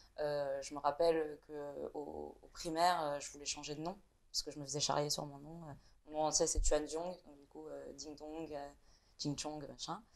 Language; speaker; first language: French; early bilingual, other home language; Vietnamese